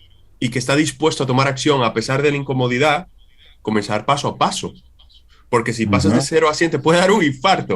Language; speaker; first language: Spanish; native; Spanish